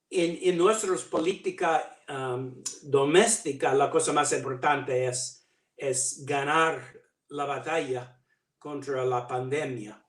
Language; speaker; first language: Spanish; non-native, fluent; English